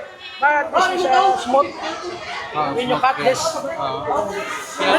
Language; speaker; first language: English; non-native, learner; Hiligaynon